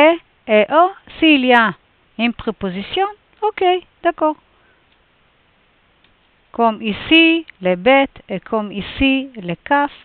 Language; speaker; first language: French; non-native, fluent; Hebrew